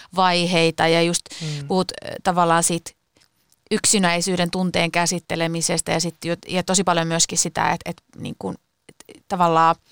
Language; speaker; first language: Finnish; early bilingual, other home language; Persian